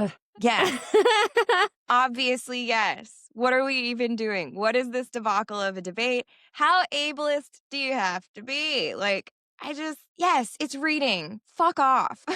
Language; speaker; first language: English; native; English